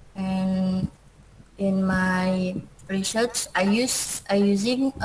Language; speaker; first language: English; non-native, learner; Indonesian